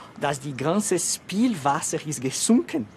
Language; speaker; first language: German; non-native, learner; Portuguese